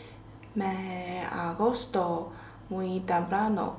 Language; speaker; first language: Spanish; non-native, learner; Chinese